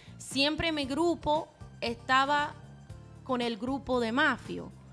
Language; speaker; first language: Spanish; non-native, fluent; English